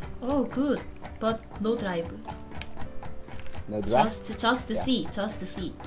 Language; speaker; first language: English; non-native, learner; Korean